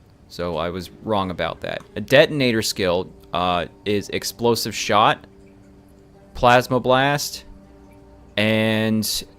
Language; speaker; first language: English; native; English